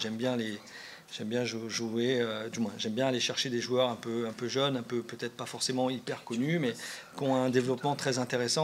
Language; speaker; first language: French; native; French